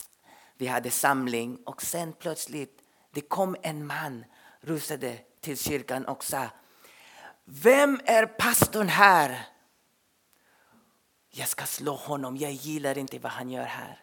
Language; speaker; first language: Swedish; non-native, fluent; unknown